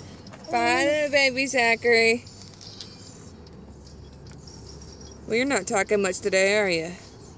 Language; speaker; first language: English; native; English